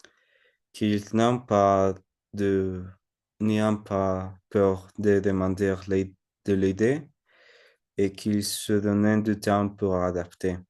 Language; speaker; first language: French; non-native, learner; Spanish